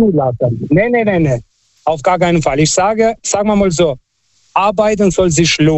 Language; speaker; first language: German; non-native, fluent; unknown